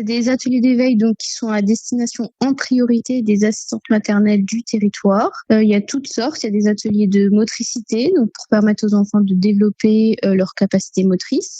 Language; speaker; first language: French; native; French